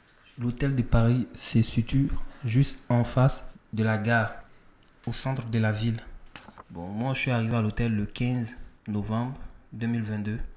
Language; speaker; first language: French; non-native, learner; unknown